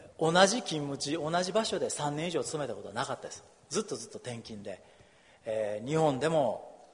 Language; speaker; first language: Japanese; native; Japanese